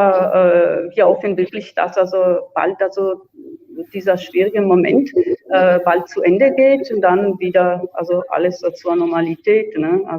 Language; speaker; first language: German; non-native, fluent; Italian